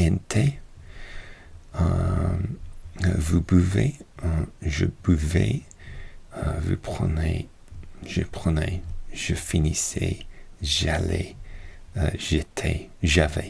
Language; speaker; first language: French; non-native, learner; English